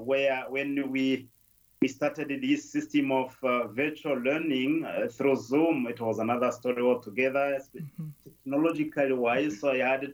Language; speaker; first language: English; non-native, local second language; Kinyarwanda